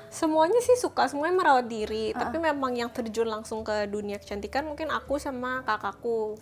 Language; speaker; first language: Indonesian; non-native, local second language; Javanese